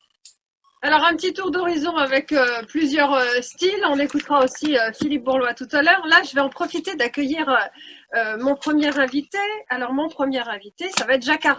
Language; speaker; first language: French; native; French